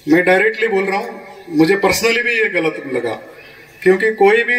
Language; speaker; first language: Hindi; non-native, local second language; Marathi